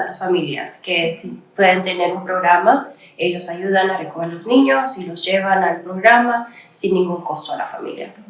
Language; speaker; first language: Spanish; early bilingual, other home language; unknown